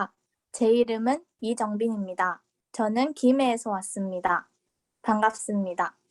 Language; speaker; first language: Korean; non-native, fluent; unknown